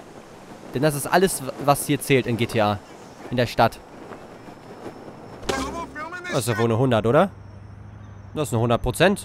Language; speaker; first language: German; native; German